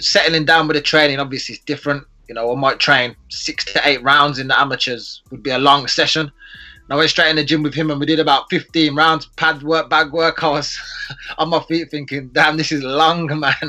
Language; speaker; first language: English; native; English